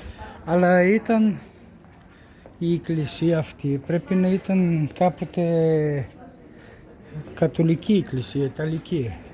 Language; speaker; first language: Greek; non-native, fluent; Bulgarian